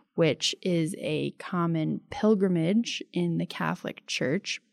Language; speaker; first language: English; native; English